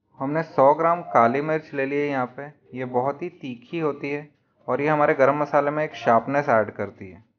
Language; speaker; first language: Hindi; native; Hindi